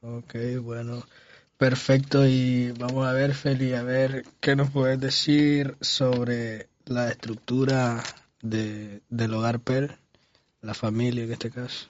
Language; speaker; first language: Spanish; native; Spanish